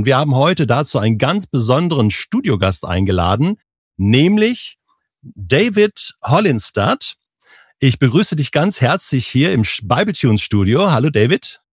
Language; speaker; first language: German; native; German